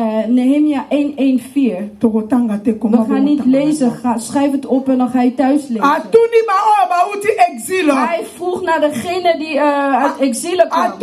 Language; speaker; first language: Dutch; non-native, learner; Lingala